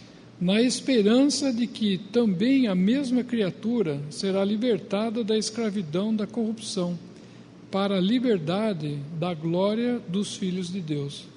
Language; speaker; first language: Portuguese; native; Portuguese